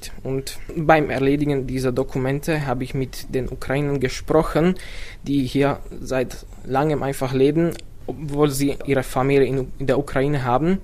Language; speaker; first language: German; non-native, fluent; Slovak